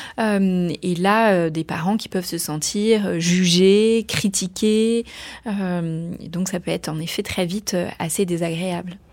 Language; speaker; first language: French; native; French